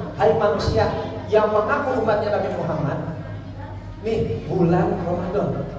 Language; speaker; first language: Indonesian; non-native, local second language; Javanese